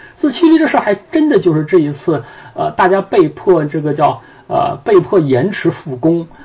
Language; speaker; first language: Chinese; native; Chinese